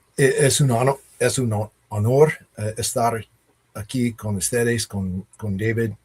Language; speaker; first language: Spanish; non-native, learner; English